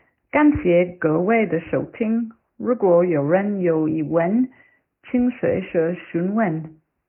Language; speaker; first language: Chinese; non-native, learner; English